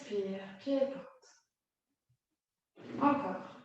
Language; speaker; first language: French; native; French